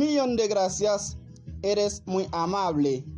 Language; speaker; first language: Spanish; non-native, learner; Haitian Creole